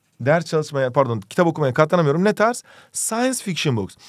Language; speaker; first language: Turkish; native; Turkish